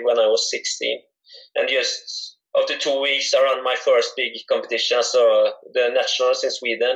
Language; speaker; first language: English; non-native, fluent; Swedish